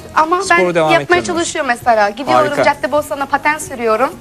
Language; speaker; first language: Turkish; non-native, fluent; German